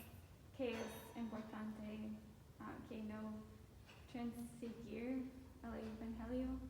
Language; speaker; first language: Spanish; non-native, learner; English